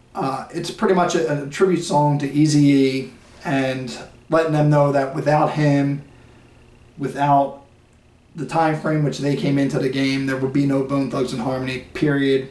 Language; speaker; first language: English; native; English